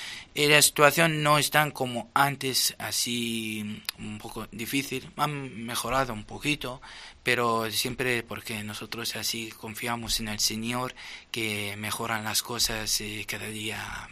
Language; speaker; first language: Spanish; non-native, fluent; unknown